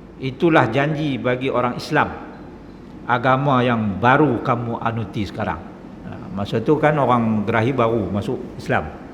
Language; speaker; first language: Malay; native; Malay